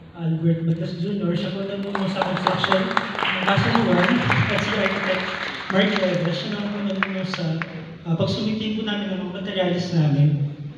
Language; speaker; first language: Filipino; non-native, local second language; Pampanga